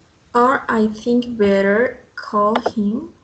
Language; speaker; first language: English; non-native, fluent; Spanish